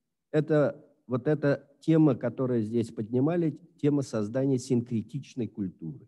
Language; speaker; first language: Russian; native; Russian